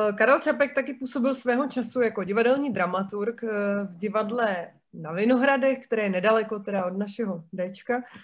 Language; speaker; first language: Czech; native; Czech